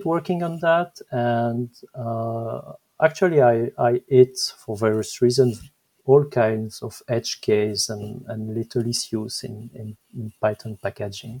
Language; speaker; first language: English; non-native, fluent; French